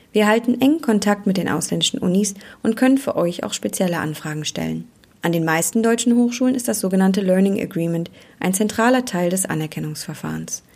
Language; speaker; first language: German; native; German